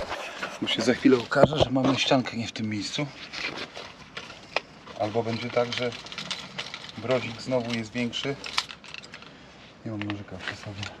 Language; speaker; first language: Polish; native; Polish